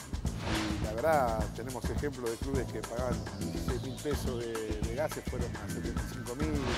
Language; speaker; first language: Spanish; native; Spanish